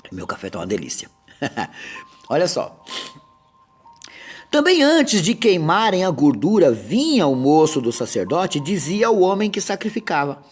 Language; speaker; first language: Portuguese; native; Portuguese